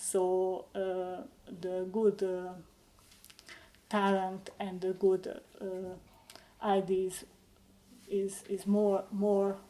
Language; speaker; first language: English; non-native, learner; Hungarian